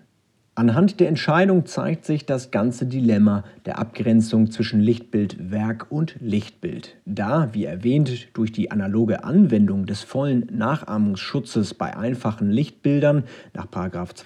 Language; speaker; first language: German; native; German